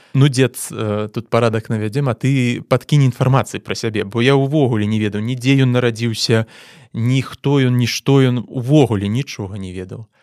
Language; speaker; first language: Belarusian; non-native, local second language; Russian